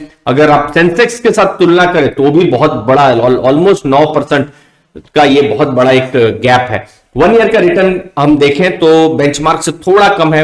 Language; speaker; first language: Hindi; native; Hindi